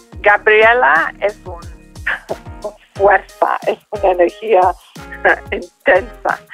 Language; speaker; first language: Spanish; non-native, learner; English